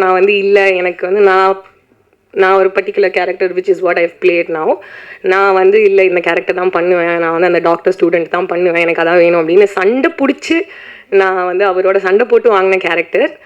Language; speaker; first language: Tamil; native; Tamil